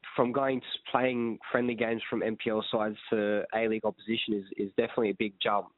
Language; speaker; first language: English; native; English